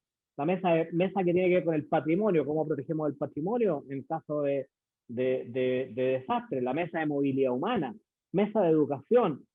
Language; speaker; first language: Spanish; native; Spanish